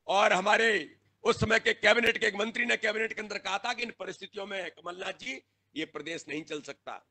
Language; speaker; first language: Hindi; native; Hindi